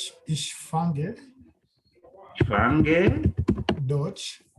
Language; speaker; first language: German; non-native, learner; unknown